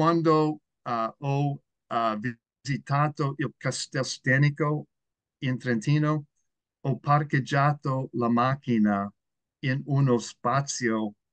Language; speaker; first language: Italian; non-native, learner; English